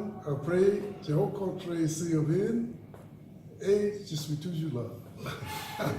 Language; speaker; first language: French; non-native, learner; English